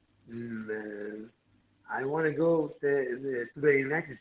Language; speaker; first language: English; non-native, learner; Arabic